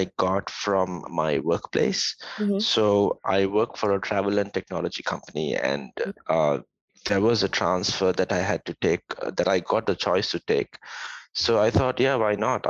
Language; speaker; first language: English; non-native, local second language; Tamil